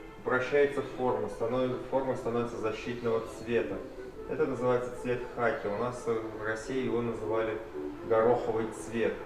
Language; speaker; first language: Russian; native; Russian